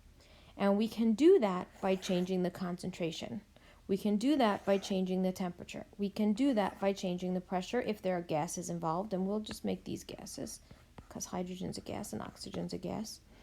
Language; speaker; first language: English; native; English